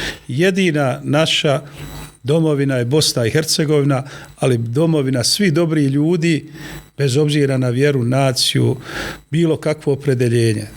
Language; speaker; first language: Bosnian; native; Bosnian